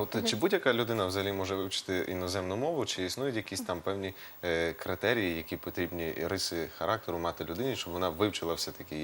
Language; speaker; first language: Ukrainian; native; Ukrainian